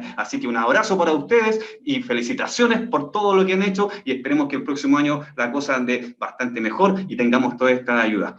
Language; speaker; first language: Spanish; native; Spanish